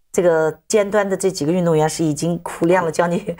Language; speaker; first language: Chinese; native; Chinese